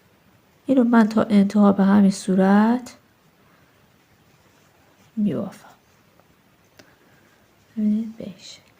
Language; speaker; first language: Persian; native; Persian